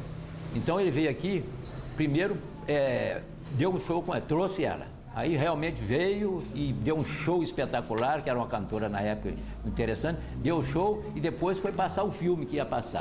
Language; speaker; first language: Portuguese; native; Portuguese